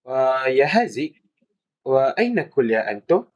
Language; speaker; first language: Arabic; non-native, learner; Malay